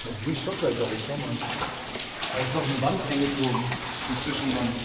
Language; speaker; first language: German; native; German